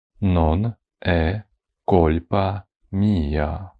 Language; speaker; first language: Italian; non-native, fluent; Ukrainian